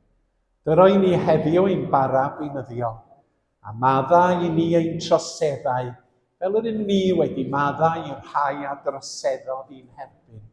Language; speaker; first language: Welsh; native; Welsh